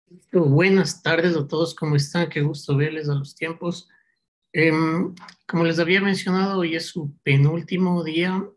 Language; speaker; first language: Spanish; native; Spanish